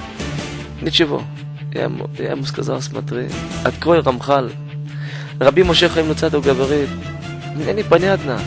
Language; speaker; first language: Russian; non-native, learner; Hebrew